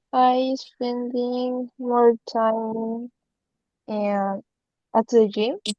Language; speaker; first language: English; non-native, learner; Spanish